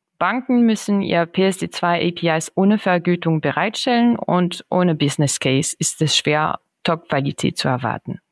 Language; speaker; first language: German; non-native, fluent; French